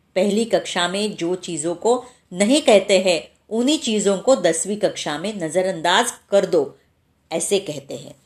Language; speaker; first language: Hindi; non-native, local second language; Marathi